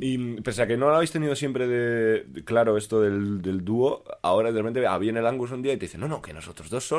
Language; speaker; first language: Spanish; native; Spanish